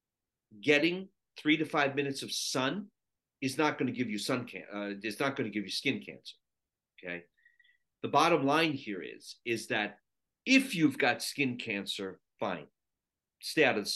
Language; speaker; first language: English; non-native, local second language; Sinhala